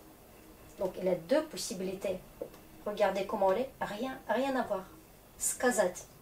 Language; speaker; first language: French; non-native, fluent; Russian